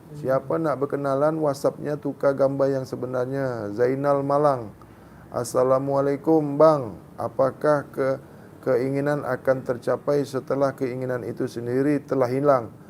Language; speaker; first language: Malay; native; Malay